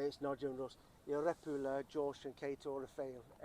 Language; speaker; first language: Hungarian; early bilingual, heritage; English